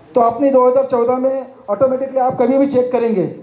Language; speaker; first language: Hindi; non-native, local second language; Marathi